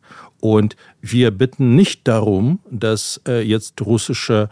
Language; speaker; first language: German; non-native, fluent; Ukrainian